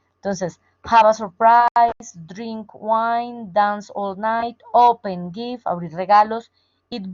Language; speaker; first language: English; non-native, fluent; Spanish